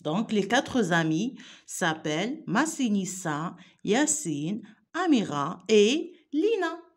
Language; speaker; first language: French; non-native, local second language; Arabic